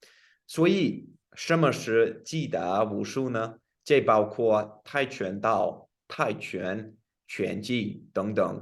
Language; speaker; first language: Chinese; non-native, fluent; English